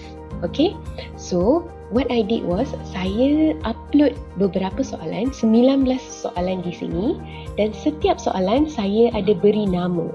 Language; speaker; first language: Malay; native; Malay